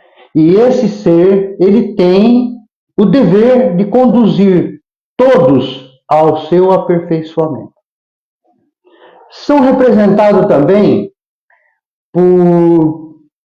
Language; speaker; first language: Portuguese; native; Portuguese